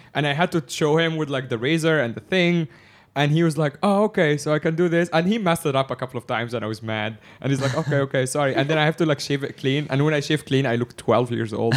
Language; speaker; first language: English; early bilingual, other home language; Arabic